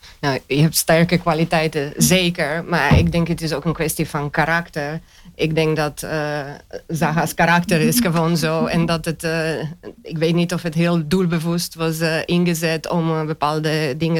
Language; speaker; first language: Dutch; non-native, fluent; Romanian